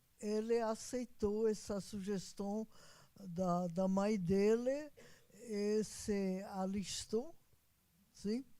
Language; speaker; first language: Portuguese; non-native, fluent; Hungarian